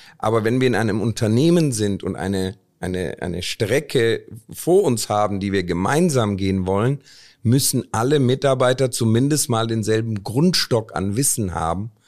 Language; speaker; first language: German; early bilingual, other home language; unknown